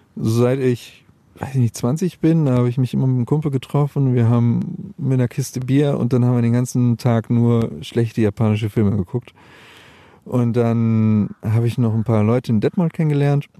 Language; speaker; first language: German; native; German